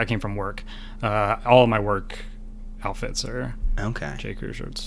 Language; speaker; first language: English; native; English